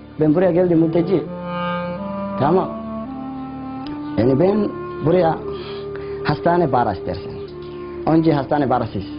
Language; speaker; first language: Turkish; non-native, learner; Somali